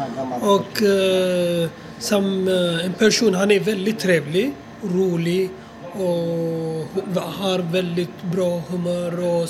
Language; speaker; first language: Swedish; non-native, fluent; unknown